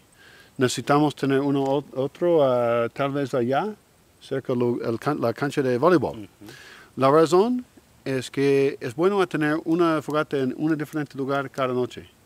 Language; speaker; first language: Spanish; non-native, learner; English